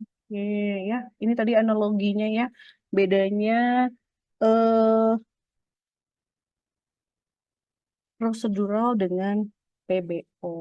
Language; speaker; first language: Indonesian; native; Indonesian